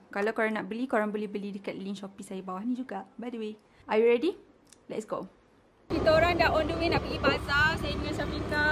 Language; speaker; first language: Malay; native; Malay